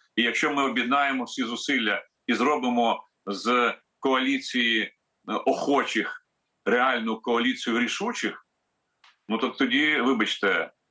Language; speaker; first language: Ukrainian; native; Ukrainian